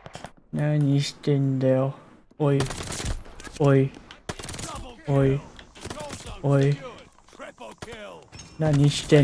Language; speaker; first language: Japanese; native; Japanese